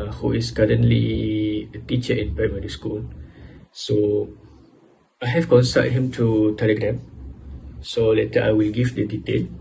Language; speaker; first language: English; non-native, local second language; Malay